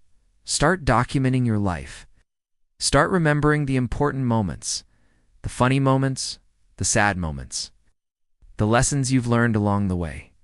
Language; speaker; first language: English; native; English